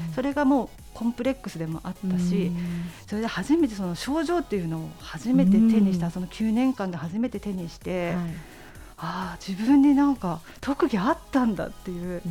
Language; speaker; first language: Japanese; native; Japanese